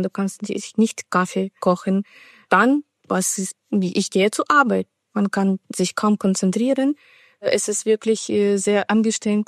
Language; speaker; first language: German; non-native, fluent; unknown